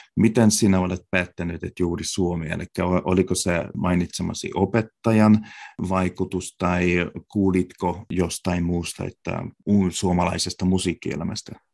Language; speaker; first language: Finnish; native; Finnish